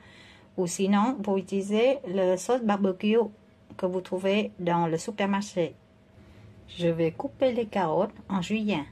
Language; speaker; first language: French; non-native, fluent; Vietnamese